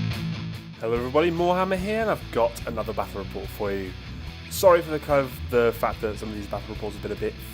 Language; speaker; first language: English; native; English